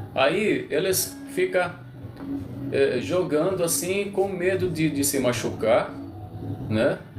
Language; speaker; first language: Portuguese; non-native, local second language; Arabic